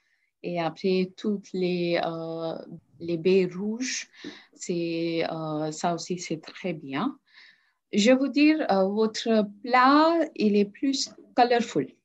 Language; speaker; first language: French; non-native, learner; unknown